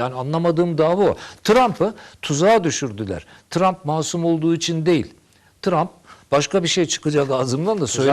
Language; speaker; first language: Turkish; native; Turkish